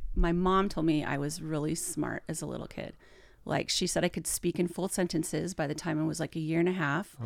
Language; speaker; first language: English; native; English